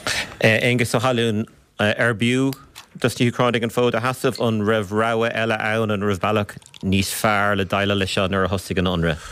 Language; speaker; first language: Irish; native; Irish